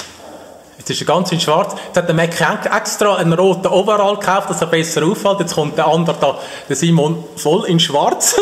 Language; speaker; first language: German; native; German